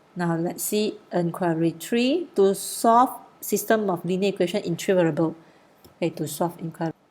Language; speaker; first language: English; non-native, local second language; Malay